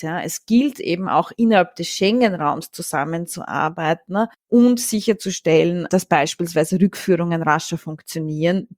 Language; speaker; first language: German; native; German